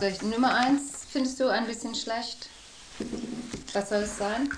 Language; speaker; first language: German; non-native, fluent; English